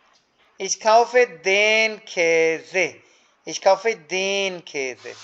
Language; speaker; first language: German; non-native, fluent; Hindi